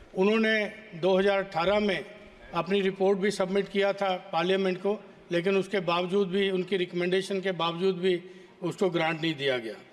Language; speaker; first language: Hindi; native; Hindi